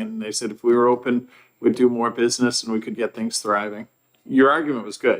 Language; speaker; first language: English; native; English